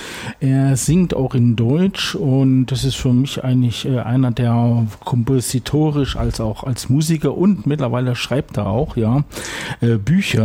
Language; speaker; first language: German; native; German